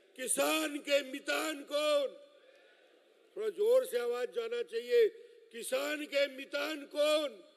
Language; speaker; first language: Hindi; native; Hindi